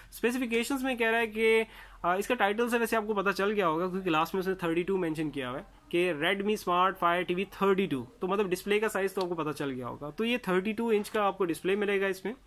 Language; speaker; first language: Hindi; native; Hindi